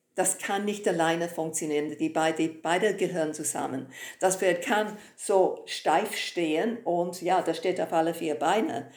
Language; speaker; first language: German; non-native, fluent; English